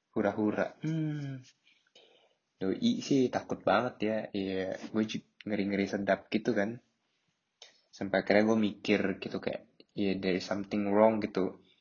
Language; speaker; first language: Indonesian; native; Indonesian